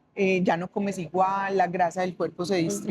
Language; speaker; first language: Spanish; native; Spanish